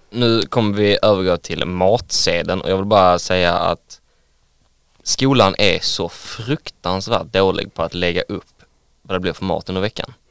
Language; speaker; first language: Swedish; native; Swedish